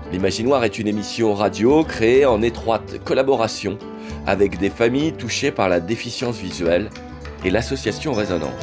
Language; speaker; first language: French; native; French